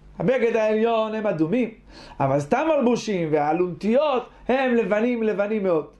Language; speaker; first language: Hebrew; native; Hebrew